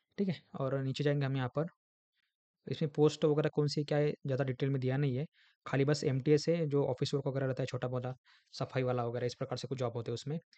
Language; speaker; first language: Hindi; non-native, local second language; Marathi